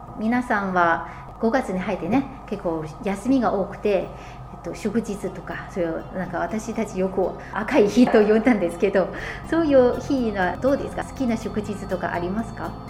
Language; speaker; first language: Japanese; non-native, fluent; Chinese